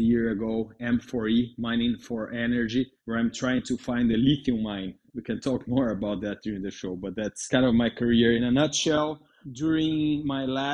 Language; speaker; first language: English; non-native, fluent; Portuguese